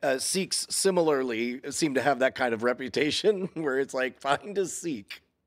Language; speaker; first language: English; native; English